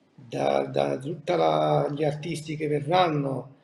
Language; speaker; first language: Italian; native; Italian